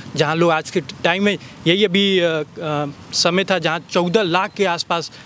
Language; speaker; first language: Hindi; native; Hindi